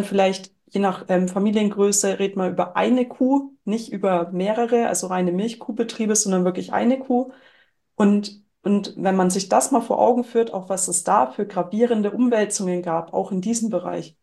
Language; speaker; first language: German; native; German